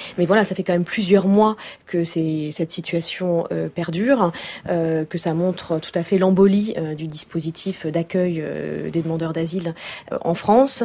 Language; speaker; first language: French; native; French